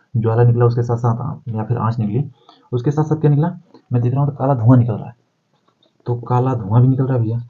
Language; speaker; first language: Hindi; native; Hindi